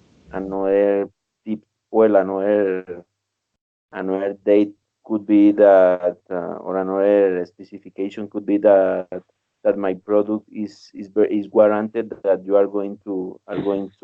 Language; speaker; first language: English; non-native, learner; Spanish